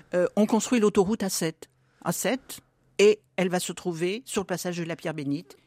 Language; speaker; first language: French; native; French